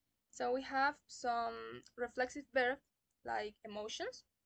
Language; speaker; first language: English; non-native, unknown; Spanish